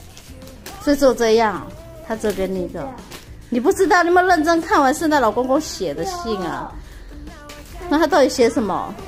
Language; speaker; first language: Chinese; native; Chinese